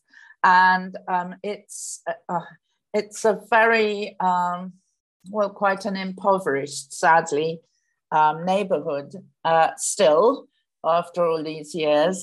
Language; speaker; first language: English; native; English